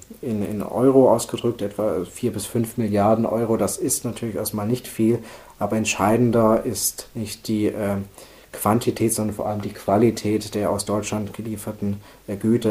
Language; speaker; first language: German; native; German